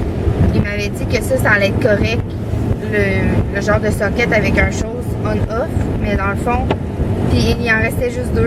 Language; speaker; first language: French; native; French